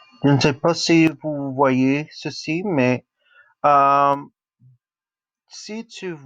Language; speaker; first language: French; non-native, local second language; English